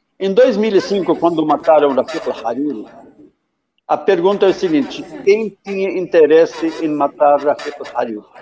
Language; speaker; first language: Portuguese; non-native, fluent; Arabic